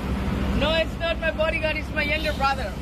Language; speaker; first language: English; non-native, learner; Hindi